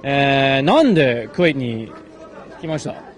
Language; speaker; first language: Japanese; non-native, learner; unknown